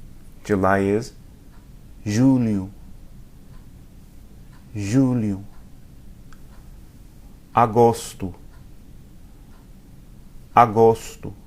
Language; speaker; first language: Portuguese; non-native, fluent; English